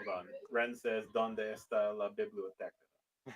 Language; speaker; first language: Spanish; non-native, learner; English